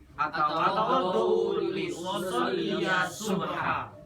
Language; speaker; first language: Arabic; non-native, learner; Indonesian